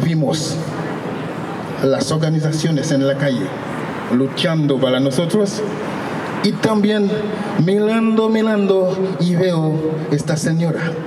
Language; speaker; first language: Spanish; non-native, local second language; Haitian Creole